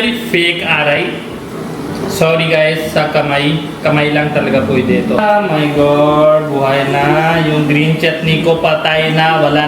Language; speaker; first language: Filipino; non-native, learner; Punjabi